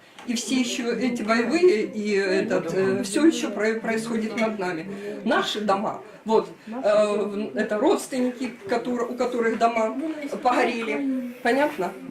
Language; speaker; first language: Russian; native; Russian